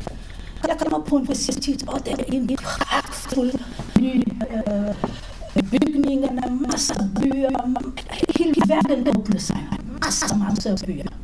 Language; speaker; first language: Danish; non-native, fluent; Hebrew